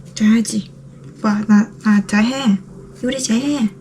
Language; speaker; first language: Korean; non-native, learner; Vietnamese